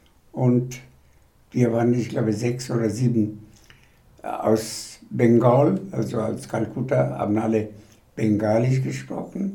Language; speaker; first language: German; non-native, fluent; Bangla